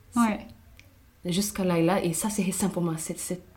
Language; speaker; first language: French; non-native, fluent; Portuguese